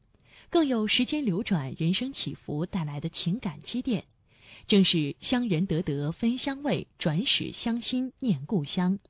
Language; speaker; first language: Chinese; native; Chinese